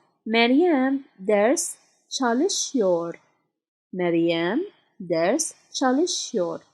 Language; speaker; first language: Turkish; non-native, fluent; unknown